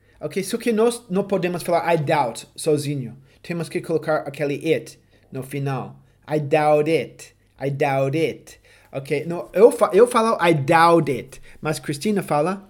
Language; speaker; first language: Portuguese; non-native, fluent; English